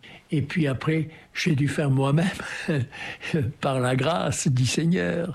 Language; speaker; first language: French; native; French